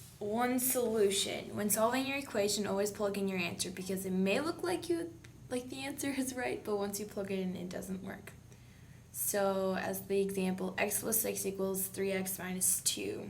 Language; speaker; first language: English; native; English